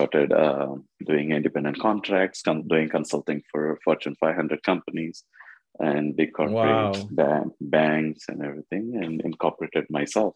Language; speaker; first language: English; non-native, local second language; Tamil